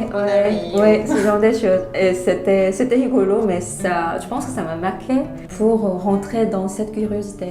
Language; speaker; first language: French; non-native, fluent; Korean